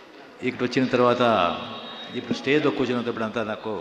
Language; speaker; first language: Telugu; non-native, fluent; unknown